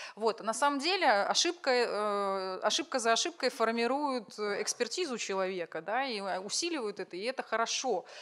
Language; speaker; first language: Russian; native; Russian